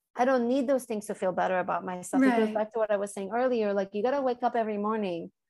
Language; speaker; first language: English; early bilingual, other home language; Turkish